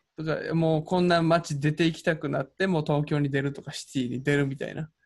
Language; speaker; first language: Japanese; native; Japanese